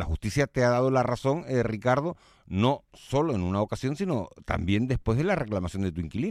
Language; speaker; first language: Spanish; native; Spanish